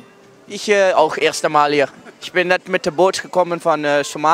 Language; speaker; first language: German; non-native, learner; Dutch